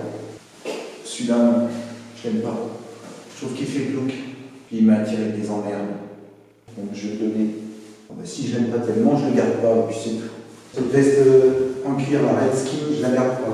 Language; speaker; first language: French; native; French